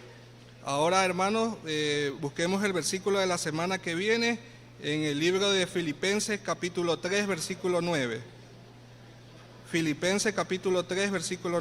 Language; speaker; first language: Spanish; native; Spanish